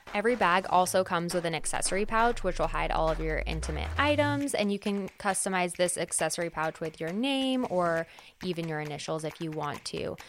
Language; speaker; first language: English; native; English